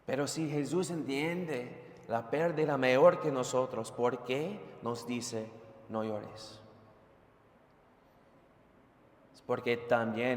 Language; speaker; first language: Spanish; non-native, fluent; English